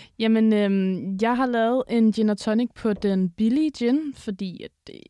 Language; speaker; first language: Danish; native; Danish